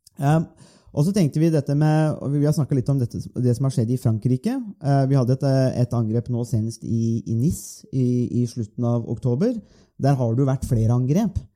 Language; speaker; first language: Norwegian; native; Norwegian